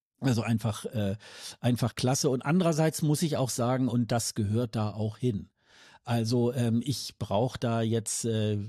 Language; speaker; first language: German; native; German